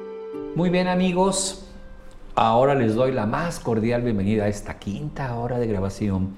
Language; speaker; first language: Spanish; native; Spanish